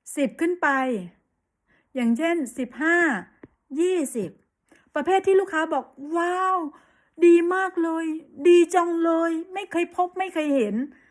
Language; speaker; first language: Thai; native; Thai